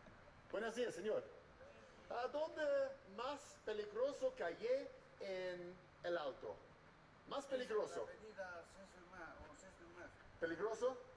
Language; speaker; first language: Spanish; non-native, learner; English